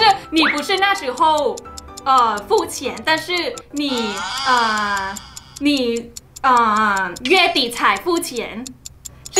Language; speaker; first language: Chinese; non-native, learner; Thai